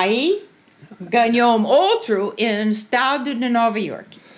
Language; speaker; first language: Portuguese; non-native, fluent; English